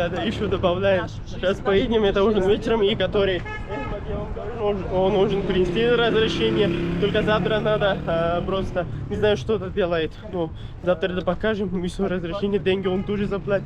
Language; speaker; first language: Russian; non-native, learner; Pashto